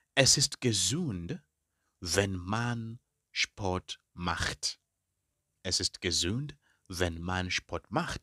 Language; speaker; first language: German; non-native, fluent; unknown